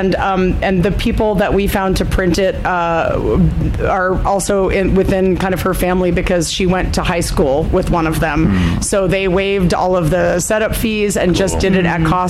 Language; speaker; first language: English; native; English